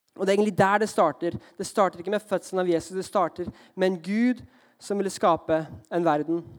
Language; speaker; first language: Norwegian; early bilingual, heritage; Norwegian